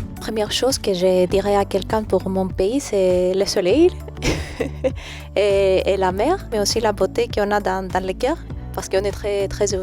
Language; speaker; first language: French; non-native, fluent; Greek